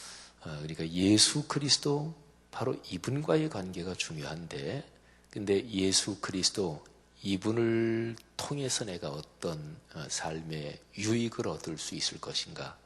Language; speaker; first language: Korean; native; Korean